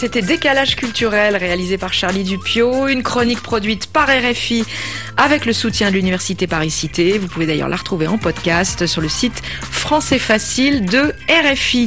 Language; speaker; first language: French; native; French